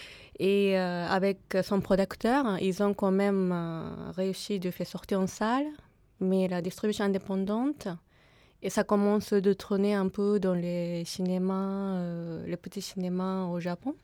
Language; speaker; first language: French; non-native, fluent; Japanese